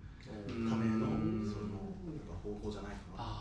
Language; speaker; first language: Japanese; non-native, fluent; Korean